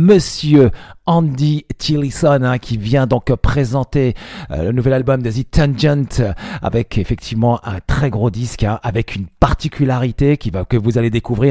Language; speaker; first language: French; native; French